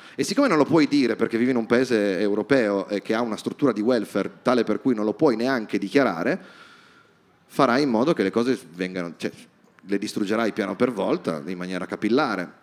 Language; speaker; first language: Italian; native; Italian